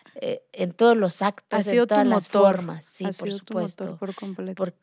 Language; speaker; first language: Spanish; non-native, local second language; Zapotec